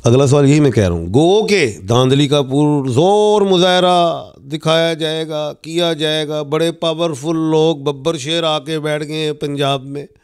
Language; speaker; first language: Urdu; non-native, local second language; Punjabi